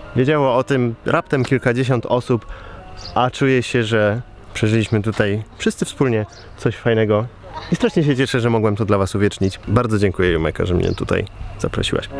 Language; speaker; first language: Polish; native; Polish